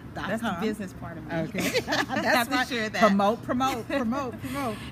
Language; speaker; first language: English; native; English